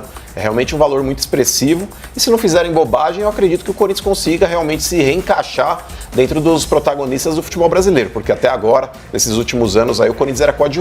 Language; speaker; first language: Portuguese; native; Portuguese